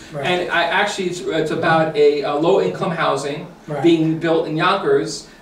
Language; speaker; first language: English; native; English